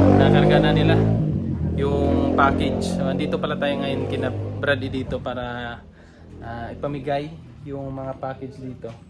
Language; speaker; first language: Filipino; non-native, local second language; Cebuano